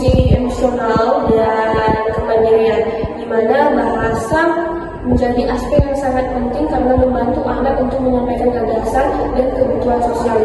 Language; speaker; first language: Indonesian; native; Indonesian